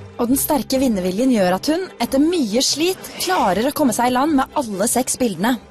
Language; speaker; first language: Norwegian; native; Norwegian